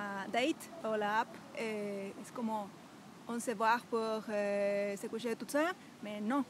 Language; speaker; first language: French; non-native, learner; Spanish